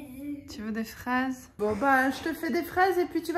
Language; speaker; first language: French; native; French